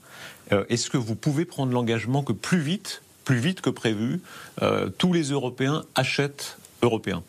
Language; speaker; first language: French; native; French